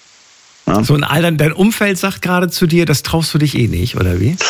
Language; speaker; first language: German; native; German